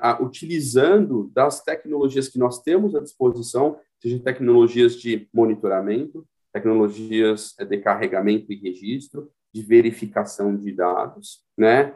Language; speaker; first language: Portuguese; native; Portuguese